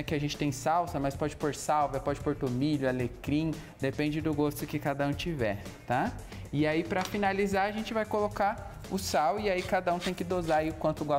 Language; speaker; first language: Portuguese; native; Portuguese